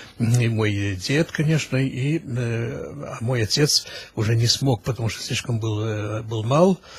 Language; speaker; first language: Russian; early bilingual, heritage; Russian